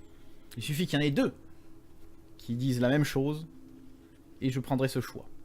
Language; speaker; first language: French; native; French